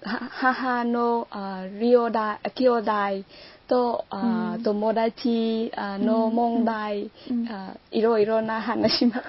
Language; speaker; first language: Japanese; non-native, learner; Vietnamese